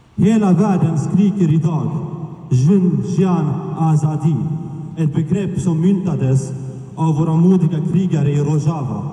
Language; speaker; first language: Swedish; early bilingual, other home language; Kurdish